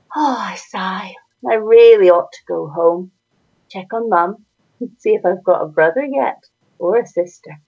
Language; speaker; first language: English; native; English